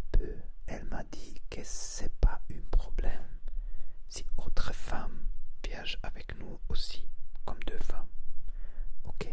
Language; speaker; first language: French; non-native, learner; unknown